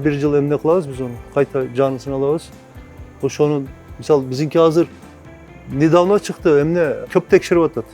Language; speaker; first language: Kyrgyz; non-native, learner; Turkish